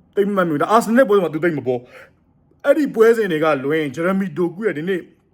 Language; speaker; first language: Burmese; native; Burmese